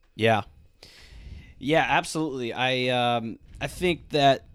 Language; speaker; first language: English; native; English